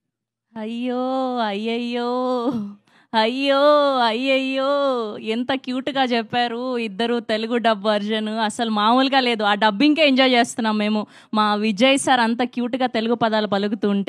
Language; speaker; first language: Telugu; native; Telugu